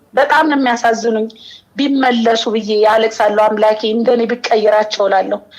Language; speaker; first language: Amharic; native; Amharic